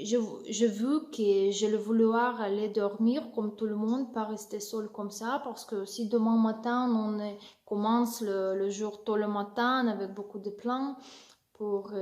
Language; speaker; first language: French; non-native, learner; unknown